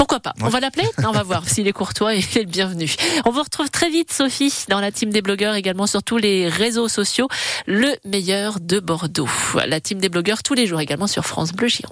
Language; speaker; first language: French; native; French